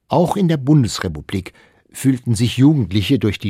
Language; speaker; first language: German; native; German